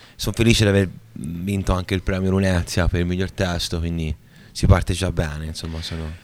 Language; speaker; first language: Italian; native; Italian